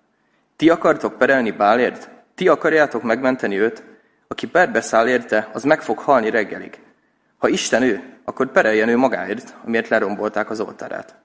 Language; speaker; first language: Hungarian; native; Hungarian